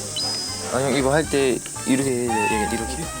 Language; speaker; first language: Korean; non-native, learner; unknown